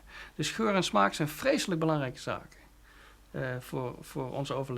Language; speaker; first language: Dutch; native; Dutch